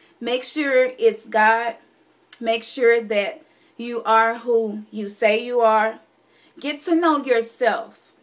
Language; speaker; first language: English; native; English